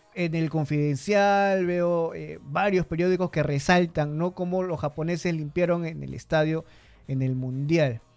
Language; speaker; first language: Spanish; native; Spanish